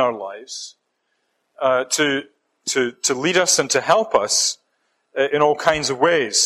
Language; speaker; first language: English; native; English